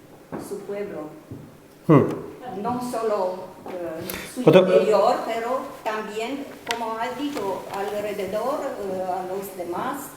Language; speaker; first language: Spanish; non-native, fluent; Romanian